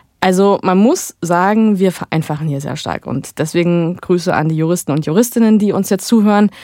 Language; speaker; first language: German; native; German